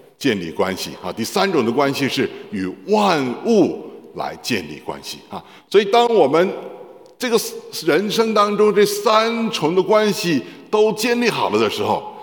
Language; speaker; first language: Chinese; native; Chinese